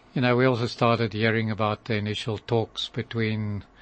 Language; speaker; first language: English; native; English